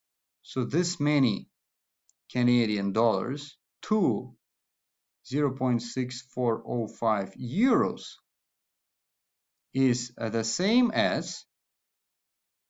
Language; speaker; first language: English; non-native, fluent; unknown